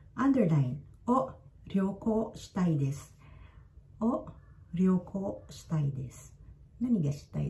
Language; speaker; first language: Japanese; non-native, fluent; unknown